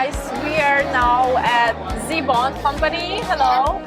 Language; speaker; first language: English; non-native, learner; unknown